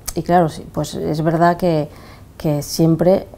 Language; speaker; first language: Spanish; native; Spanish